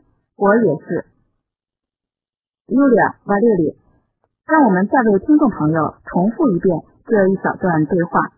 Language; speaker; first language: Russian; non-native, fluent; Chinese